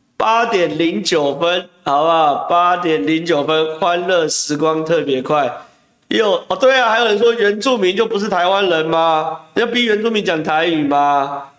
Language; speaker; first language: Chinese; native; Chinese